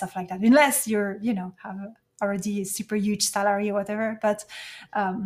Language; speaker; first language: English; non-native, fluent; French